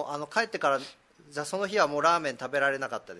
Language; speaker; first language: Japanese; native; Japanese